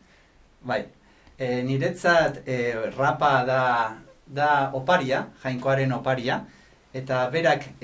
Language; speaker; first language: Basque; non-native, fluent; Spanish